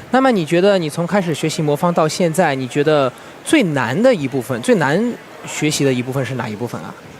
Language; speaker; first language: Chinese; native; Chinese